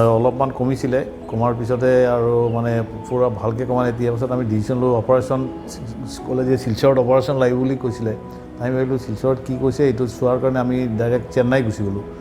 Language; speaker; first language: Assamese; non-native, local second language; Bangla